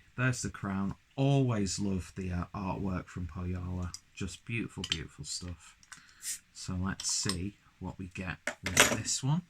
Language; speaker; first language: English; native; English